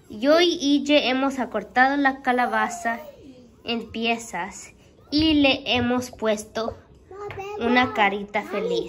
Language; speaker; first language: Spanish; early bilingual, heritage; Spanish